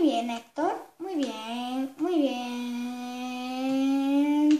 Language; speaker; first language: Spanish; native; Spanish